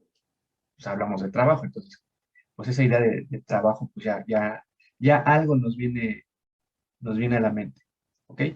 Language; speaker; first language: Spanish; native; Spanish